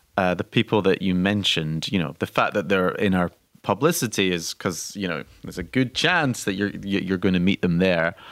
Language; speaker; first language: English; native; English